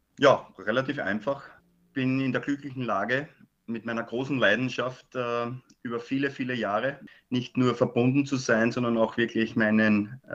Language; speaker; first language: German; native; German